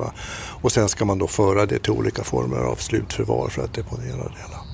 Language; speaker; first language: Swedish; native; Swedish